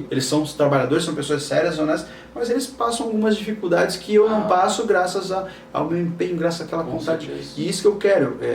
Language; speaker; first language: Portuguese; native; Portuguese